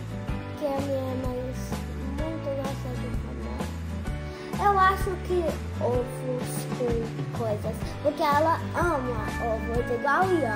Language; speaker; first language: Portuguese; early bilingual, heritage; Portuguese